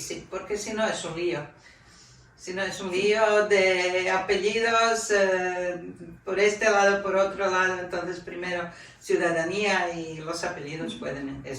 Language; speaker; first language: Spanish; non-native, fluent; Croatian